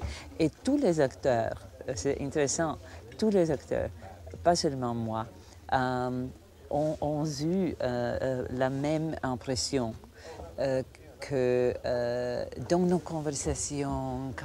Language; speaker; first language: French; non-native, fluent; Croatian